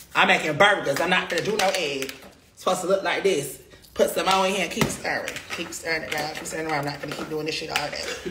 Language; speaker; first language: English; native; English